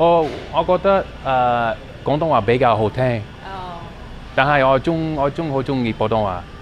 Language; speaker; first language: Cantonese; non-native, learner; English